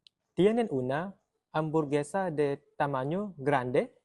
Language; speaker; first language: Spanish; non-native, learner; Malay